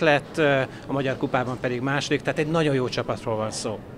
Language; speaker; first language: Hungarian; native; Hungarian